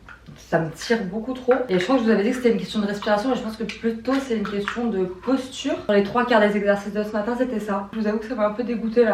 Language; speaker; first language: French; native; French